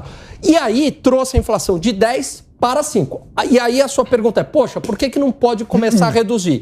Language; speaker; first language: Portuguese; native; Portuguese